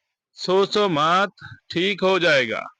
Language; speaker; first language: Hindi; non-native, fluent; Bangla